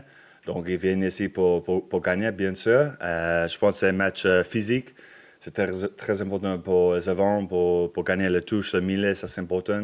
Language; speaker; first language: French; non-native, learner; English